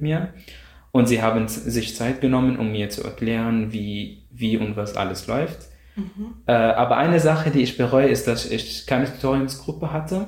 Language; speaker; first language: German; non-native, fluent; Arabic